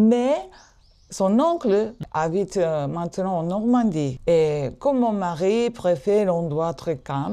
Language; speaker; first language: French; non-native, fluent; Japanese